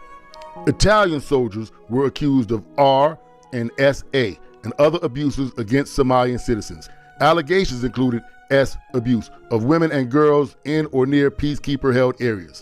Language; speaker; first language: English; native; English